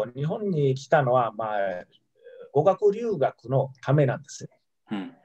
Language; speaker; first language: Japanese; non-native, fluent; Italian